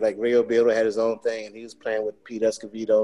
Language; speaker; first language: English; native; English